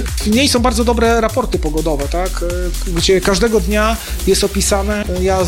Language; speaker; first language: Polish; native; Polish